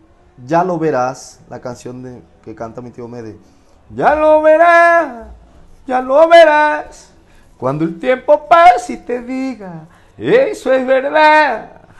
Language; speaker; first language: Spanish; native; Spanish